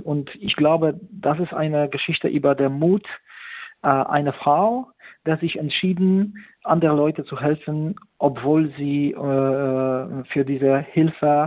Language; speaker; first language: German; non-native, fluent; Polish